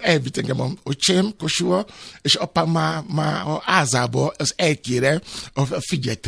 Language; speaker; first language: Hungarian; non-native, learner; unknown